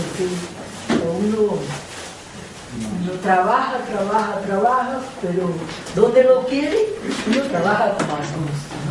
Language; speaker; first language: Spanish; non-native, fluent; Portuguese